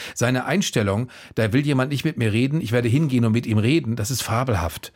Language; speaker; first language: German; native; German